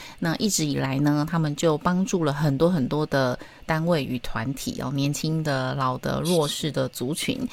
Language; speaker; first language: Chinese; native; Chinese